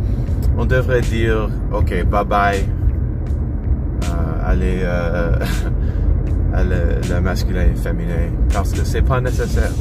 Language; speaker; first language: French; non-native, learner; English